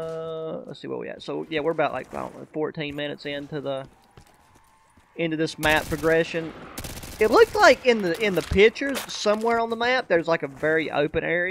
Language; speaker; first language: English; native; English